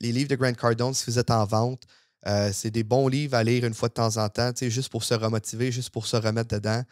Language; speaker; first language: French; native; French